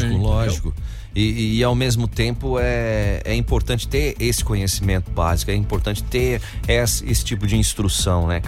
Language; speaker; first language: Portuguese; native; Portuguese